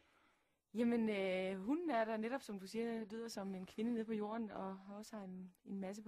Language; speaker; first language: Danish; native; Danish